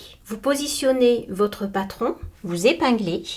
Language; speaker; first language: French; native; French